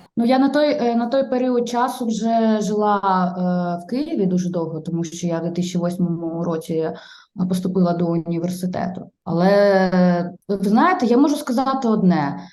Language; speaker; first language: Ukrainian; non-native, local second language; Russian